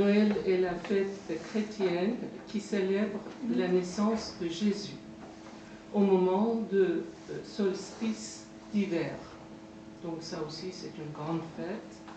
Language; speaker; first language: French; non-native, fluent; Persian